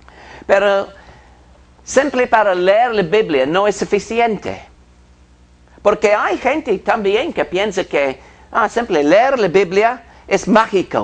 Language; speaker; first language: Spanish; non-native, fluent; English